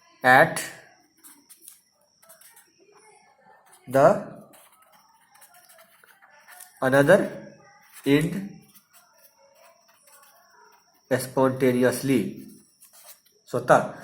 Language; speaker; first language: English; non-native, local second language; Hindi